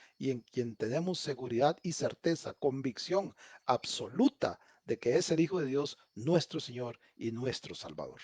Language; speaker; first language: Spanish; native; Spanish